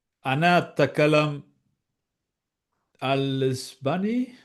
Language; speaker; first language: Arabic; non-native, learner; Spanish